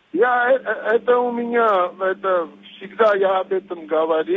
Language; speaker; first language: Russian; non-native, fluent; Armenian